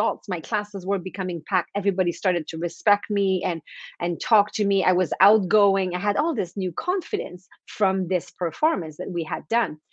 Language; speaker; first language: English; non-native, fluent; French